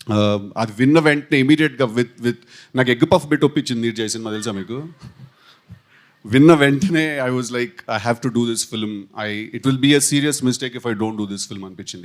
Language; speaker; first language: Telugu; native; Telugu